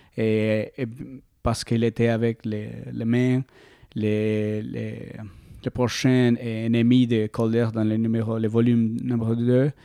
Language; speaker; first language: French; non-native, learner; Spanish